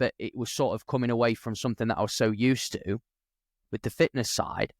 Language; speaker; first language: English; native; English